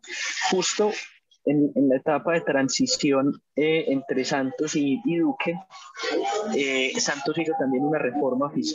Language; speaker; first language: Spanish; native; Spanish